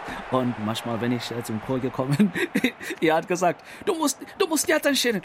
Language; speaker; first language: German; non-native, learner; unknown